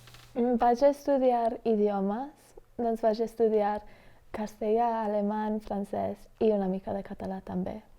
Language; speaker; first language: Catalan; non-native, fluent; English